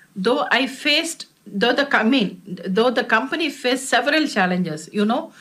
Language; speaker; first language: English; non-native, local second language; Telugu